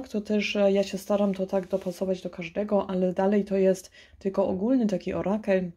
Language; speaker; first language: Polish; early bilingual, heritage; Polish